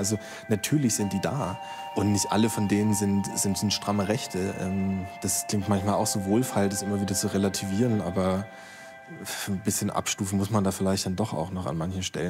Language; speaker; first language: German; native; German